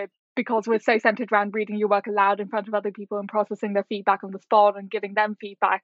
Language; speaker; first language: English; native; English